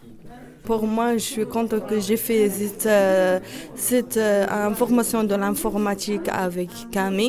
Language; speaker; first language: French; non-native, learner; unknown